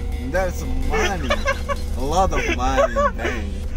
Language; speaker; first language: English; non-native, learner; Indonesian